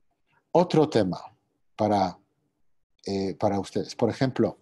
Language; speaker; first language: Spanish; non-native, fluent; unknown